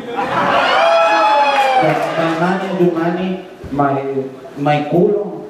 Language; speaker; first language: English; non-native, local second language; Spanish